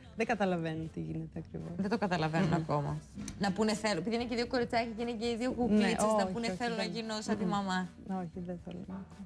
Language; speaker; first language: Greek; non-native, fluent; Serbian